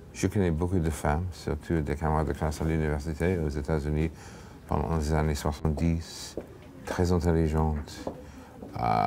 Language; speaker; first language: French; non-native, fluent; English